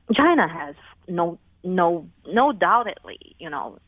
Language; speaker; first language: English; non-native, fluent; Chinese